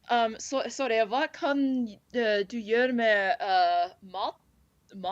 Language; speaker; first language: Norwegian; non-native, learner; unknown